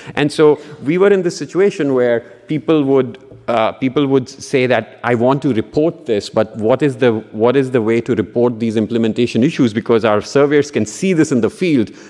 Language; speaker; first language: English; non-native, local second language; Punjabi